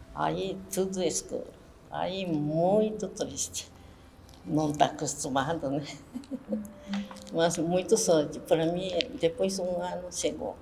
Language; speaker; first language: Portuguese; non-native, learner; Japanese